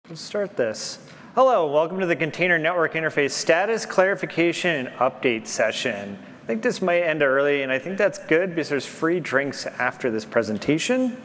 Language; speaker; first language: English; native; English